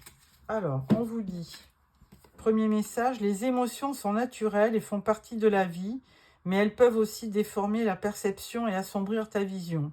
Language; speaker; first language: French; native; French